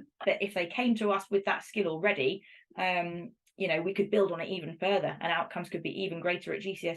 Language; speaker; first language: English; native; English